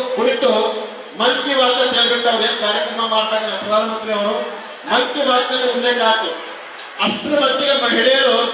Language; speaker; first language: Kannada; native; Kannada